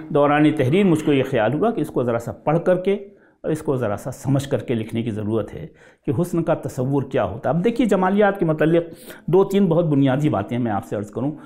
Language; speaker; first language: Hindi; native; Hindi